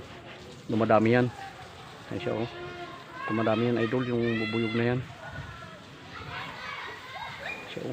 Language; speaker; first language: Filipino; native; Filipino